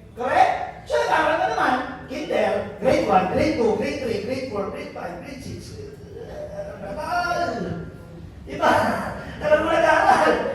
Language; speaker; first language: Filipino; non-native, local second language; Bikol